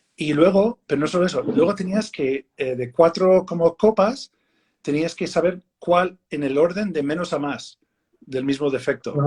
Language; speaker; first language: Spanish; non-native, fluent; English